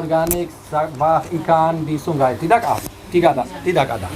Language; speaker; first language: Indonesian; non-native, learner; German